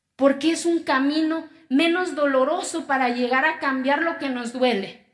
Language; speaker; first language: Spanish; non-native, local second language; Zapotec